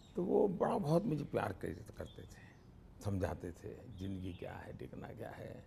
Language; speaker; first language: Hindi; non-native, local second language; Gujarati